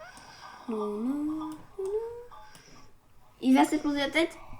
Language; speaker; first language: French; native; French